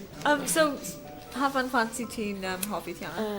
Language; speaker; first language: Welsh; non-native, local second language; English